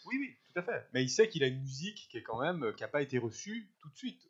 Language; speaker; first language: French; native; French